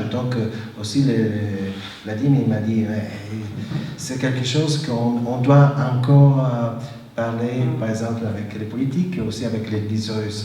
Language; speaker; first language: French; non-native, fluent; Italian